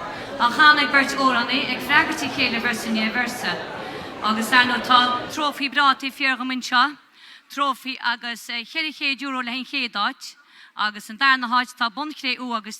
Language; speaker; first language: Irish; native; Irish